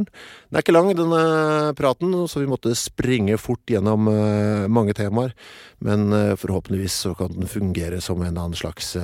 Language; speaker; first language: Norwegian; native; Norwegian